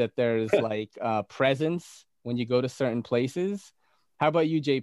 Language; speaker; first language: English; early bilingual, other home language; Bikol